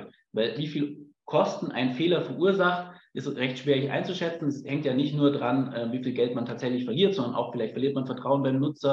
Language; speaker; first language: German; native; German